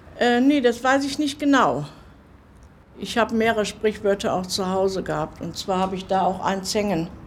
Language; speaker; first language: German; native; German